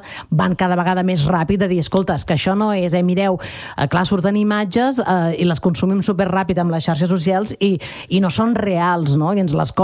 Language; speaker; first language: Catalan; native; Catalan